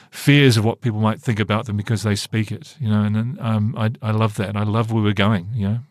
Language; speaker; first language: English; native; English